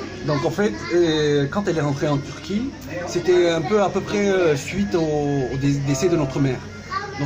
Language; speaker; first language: French; early bilingual, heritage; French